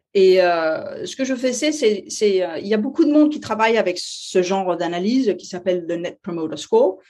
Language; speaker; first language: French; non-native, fluent; Danish